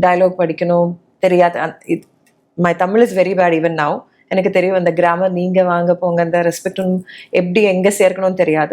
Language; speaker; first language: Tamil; non-native, learner; Malayalam